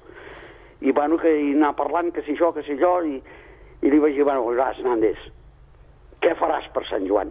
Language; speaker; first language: Catalan; native; Catalan